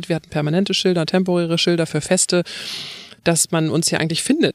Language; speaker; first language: German; native; German